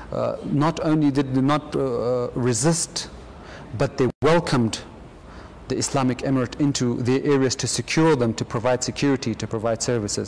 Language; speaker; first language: English; non-native, fluent; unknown